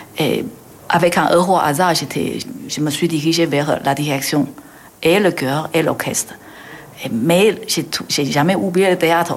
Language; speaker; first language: French; non-native, fluent; Chinese